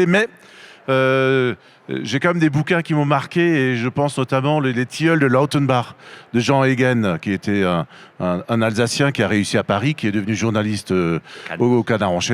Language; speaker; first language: French; native; French